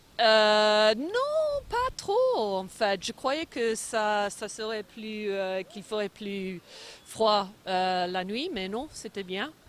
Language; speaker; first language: French; non-native, fluent; English